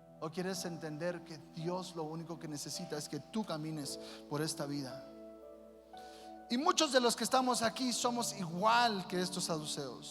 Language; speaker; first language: Spanish; native; Spanish